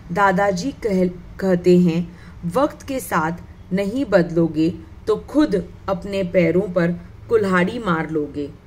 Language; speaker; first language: Hindi; non-native, local second language; Marathi